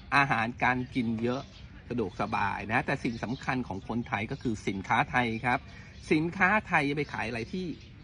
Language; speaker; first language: Thai; native; Thai